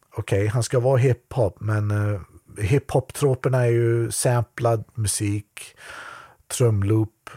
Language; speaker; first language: Swedish; native; Swedish